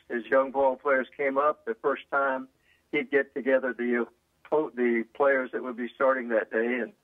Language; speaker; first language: English; native; English